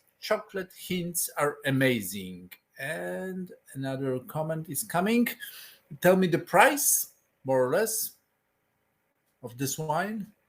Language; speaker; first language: English; non-native, fluent; Polish